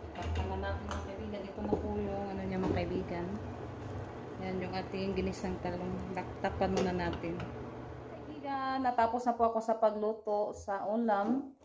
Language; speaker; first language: Filipino; non-native, local second language; Cebuano